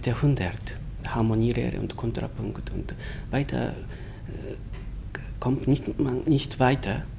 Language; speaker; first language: German; non-native, learner; Japanese